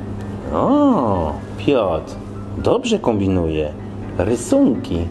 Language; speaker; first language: Polish; non-native, learner; French